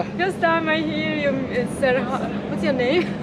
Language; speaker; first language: English; non-native, learner; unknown